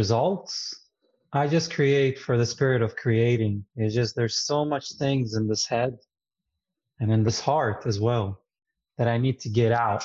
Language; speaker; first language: English; non-native, fluent; Arabic